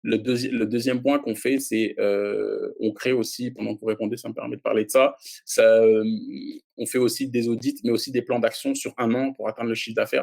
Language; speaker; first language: French; native; French